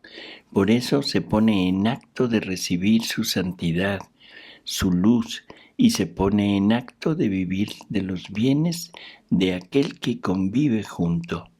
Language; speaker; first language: Spanish; native; Spanish